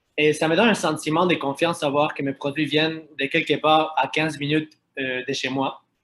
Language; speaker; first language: French; non-native, fluent; Spanish